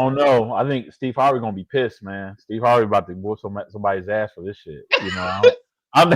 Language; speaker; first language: English; native; English